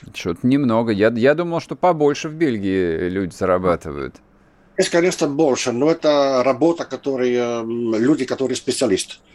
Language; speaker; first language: Russian; non-native, fluent; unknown